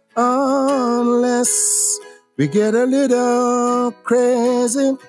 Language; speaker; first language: English; native; English